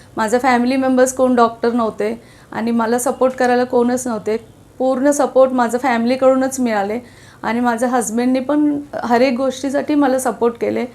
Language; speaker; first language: Marathi; non-native, local second language; Telugu